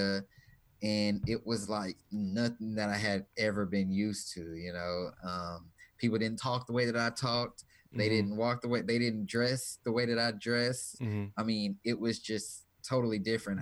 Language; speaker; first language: English; native; English